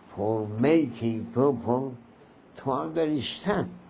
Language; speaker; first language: English; non-native, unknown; Turkish